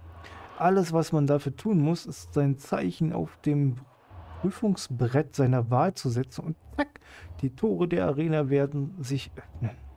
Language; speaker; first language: German; native; German